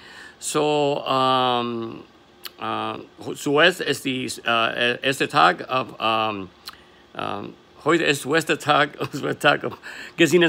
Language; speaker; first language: German; non-native, learner; English